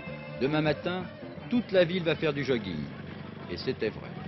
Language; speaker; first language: French; native; French